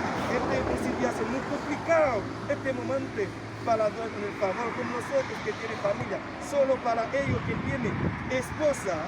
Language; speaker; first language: Spanish; non-native, learner; Haitian Creole